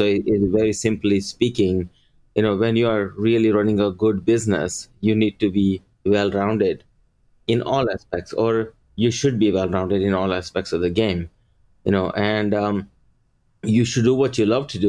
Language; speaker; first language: English; early bilingual, other home language; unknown